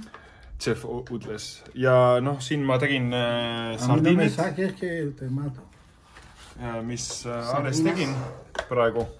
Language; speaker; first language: Estonian; non-native, learner; Spanish